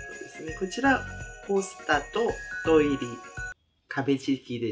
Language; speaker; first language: Japanese; non-native, fluent; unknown